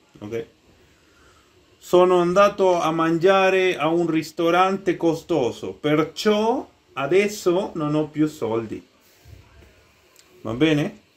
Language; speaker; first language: Italian; non-native, learner; Spanish